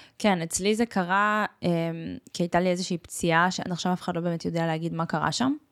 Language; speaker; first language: Hebrew; early bilingual, other home language; Russian